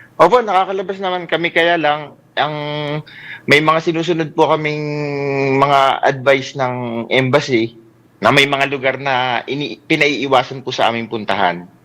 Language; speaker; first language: Filipino; native; Filipino